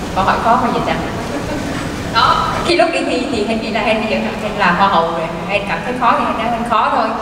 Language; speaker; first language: Vietnamese; non-native, local second language; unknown